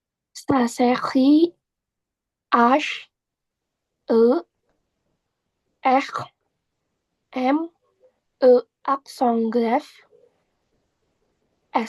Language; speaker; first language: French; non-native, learner; Indonesian